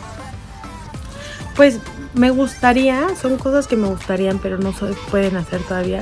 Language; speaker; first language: Spanish; native; Spanish